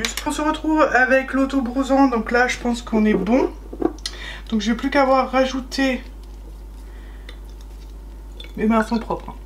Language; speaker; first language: French; native; French